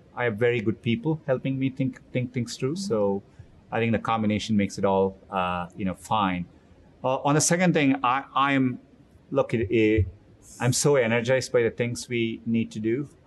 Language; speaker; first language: English; non-native, local second language; Tamil